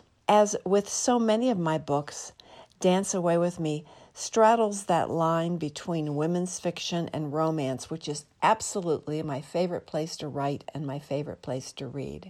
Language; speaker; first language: English; native; English